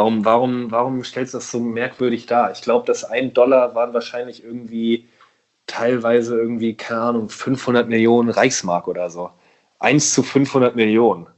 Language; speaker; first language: German; native; German